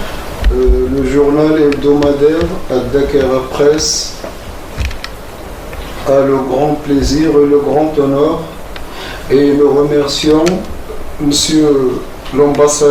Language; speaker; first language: French; non-native, local second language; Arabic